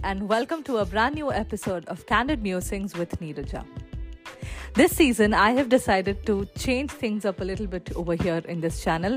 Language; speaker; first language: English; non-native, local second language; Malayalam